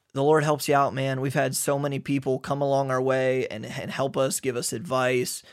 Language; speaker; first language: English; native; English